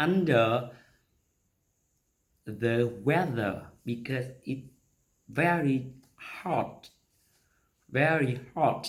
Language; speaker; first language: English; non-native, learner; Vietnamese